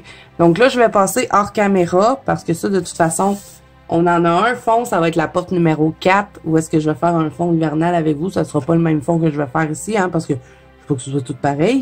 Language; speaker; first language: French; native; French